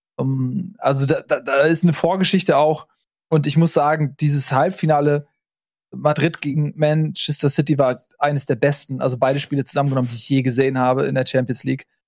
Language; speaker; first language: German; native; German